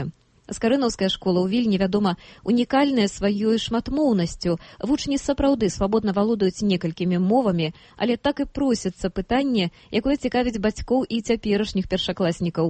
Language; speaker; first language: Belarusian; native; Belarusian